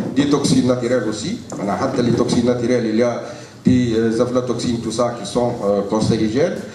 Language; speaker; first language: French; non-native, local second language; Arabic